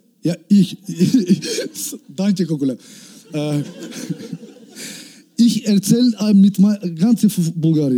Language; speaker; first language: German; non-native, learner; Turkish